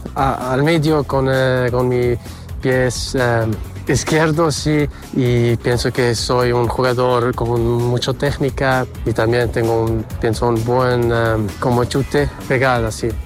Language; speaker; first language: Spanish; early bilingual, heritage; Spanish